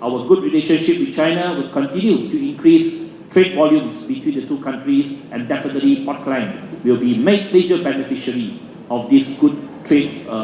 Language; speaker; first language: English; non-native, local second language; Malay